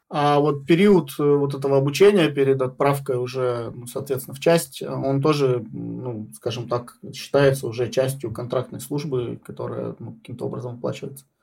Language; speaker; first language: Russian; native; Russian